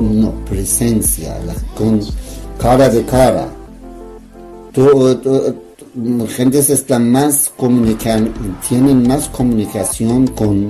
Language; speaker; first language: Spanish; non-native, learner; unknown